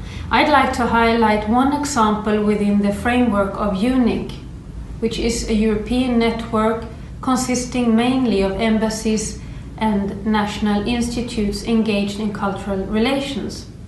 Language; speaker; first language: English; non-native, fluent; Swedish